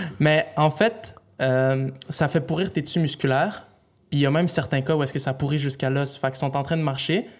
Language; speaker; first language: French; native; French